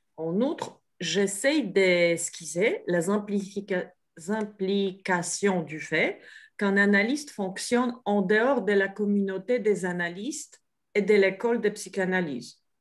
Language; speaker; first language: French; non-native, fluent; Polish